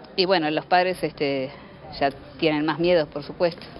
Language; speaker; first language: Spanish; native; Spanish